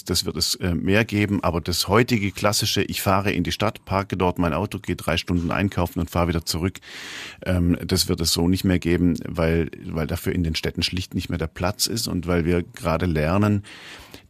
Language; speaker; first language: German; native; German